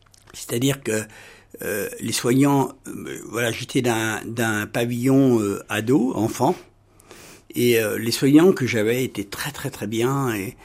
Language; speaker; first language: French; native; French